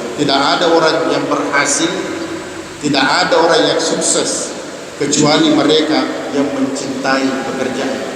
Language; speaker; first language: Malay; non-native, local second language; Buginese